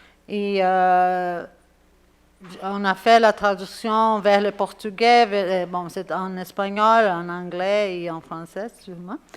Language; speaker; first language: French; non-native, fluent; Spanish